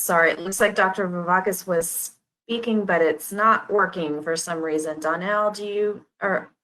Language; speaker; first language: English; native; English